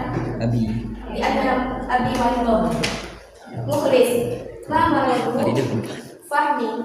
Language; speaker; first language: Arabic; non-native, learner; Indonesian